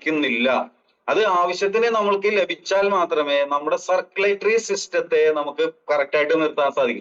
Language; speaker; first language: Malayalam; native; Malayalam